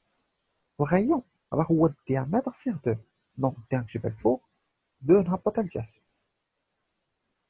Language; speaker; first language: Arabic; native; Arabic